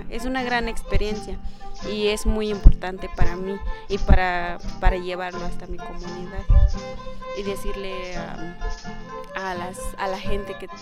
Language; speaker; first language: Spanish; non-native, local second language; Tzeltal